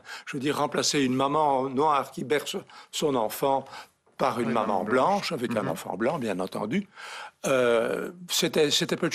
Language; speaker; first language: French; native; French